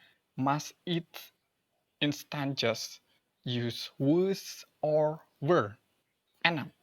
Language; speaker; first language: English; non-native, learner; Indonesian